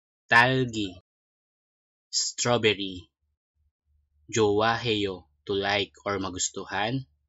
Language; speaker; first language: English; non-native, local second language; Filipino